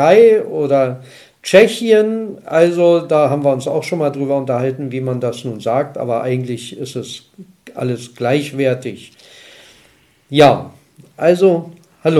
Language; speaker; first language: German; native; German